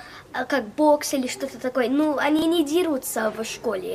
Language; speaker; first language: Russian; early bilingual, heritage; Russian